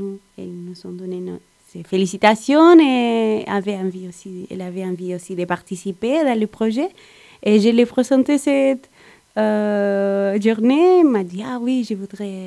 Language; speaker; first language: French; non-native, learner; Spanish